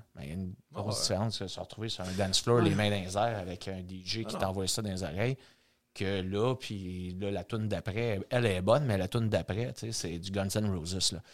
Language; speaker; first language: French; native; French